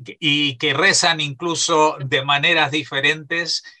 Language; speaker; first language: Spanish; native; Spanish